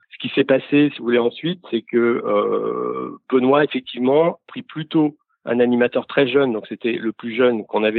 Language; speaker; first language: French; native; French